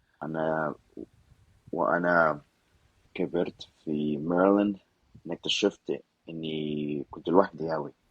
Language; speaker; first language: Arabic; non-native, learner; Spanish